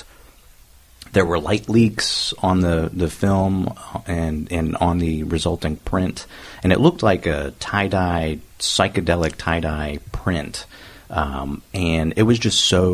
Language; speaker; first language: English; native; English